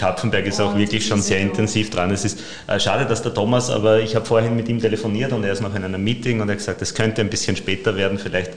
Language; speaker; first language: German; native; German